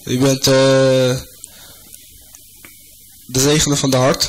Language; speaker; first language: Dutch; non-native, fluent; French